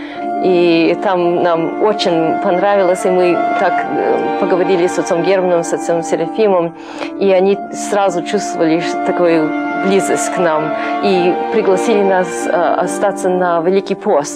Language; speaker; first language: Russian; non-native, fluent; English